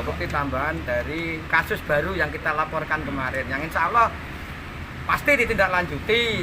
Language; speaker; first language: Indonesian; non-native, local second language; Javanese